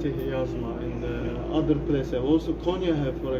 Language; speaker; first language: English; non-native, learner; Turkish